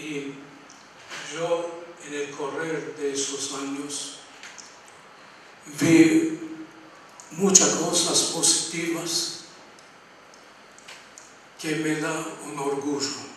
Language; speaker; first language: Spanish; non-native, fluent; Armenian